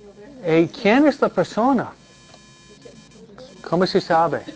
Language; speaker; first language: Spanish; non-native, fluent; English